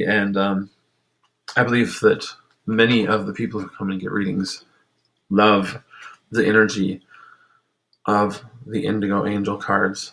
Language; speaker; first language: English; native; English